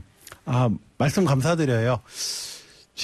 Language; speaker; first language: Korean; native; Korean